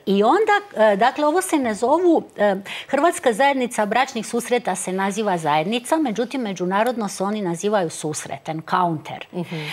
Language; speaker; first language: Croatian; native; Croatian